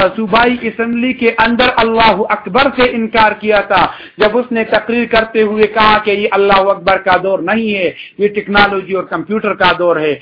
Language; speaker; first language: Urdu; non-native, local second language; Pashto